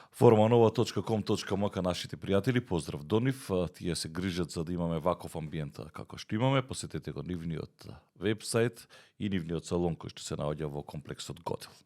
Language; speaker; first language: Macedonian; native; Macedonian